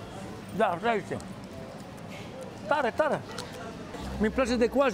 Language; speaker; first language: Romanian; non-native, fluent; Hebrew